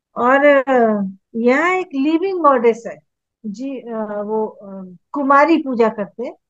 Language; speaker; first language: Hindi; native; Hindi